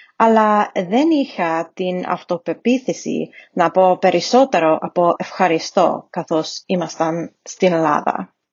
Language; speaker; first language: Greek; non-native, learner; English